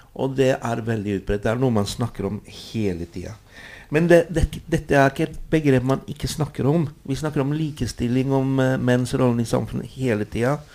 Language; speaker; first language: Norwegian; non-native, fluent; Spanish